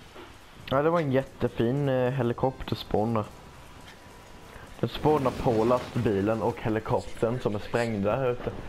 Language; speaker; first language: Swedish; native; Swedish